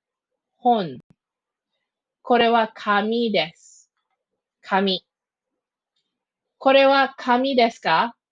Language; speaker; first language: Japanese; non-native, fluent; English